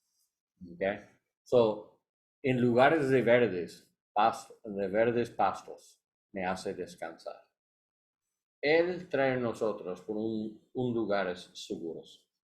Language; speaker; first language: Spanish; non-native, learner; English